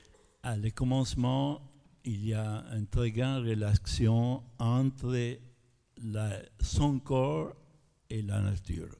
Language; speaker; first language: French; non-native, fluent; Italian